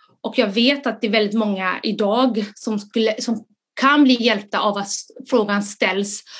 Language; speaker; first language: Swedish; early bilingual, other home language; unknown